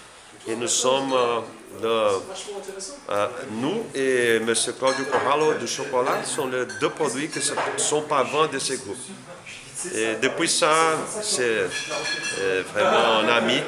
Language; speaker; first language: French; non-native, learner; Portuguese